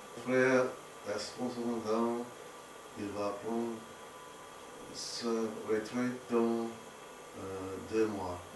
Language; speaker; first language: French; non-native, learner; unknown